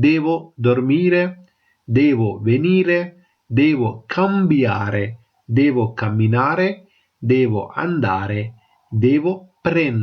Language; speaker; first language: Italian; non-native, fluent; Tamil